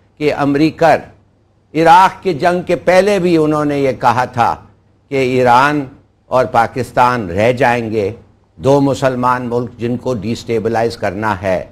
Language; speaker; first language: Urdu; non-native, local second language; Pashto